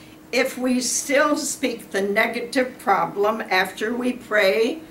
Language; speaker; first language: English; early bilingual, other home language; Ukrainian